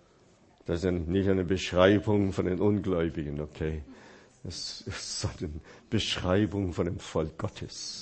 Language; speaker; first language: German; non-native, fluent; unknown